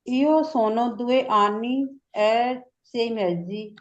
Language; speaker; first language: Italian; non-native, learner; Urdu